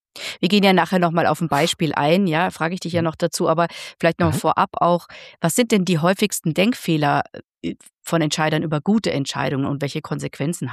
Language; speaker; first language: German; native; German